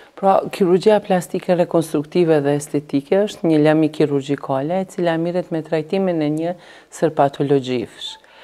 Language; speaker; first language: Albanian; native; Albanian